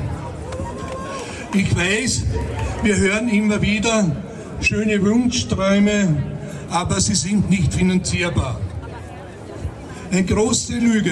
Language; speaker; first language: German; native; German